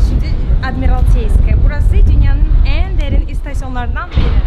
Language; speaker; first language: Turkish; non-native, fluent; Russian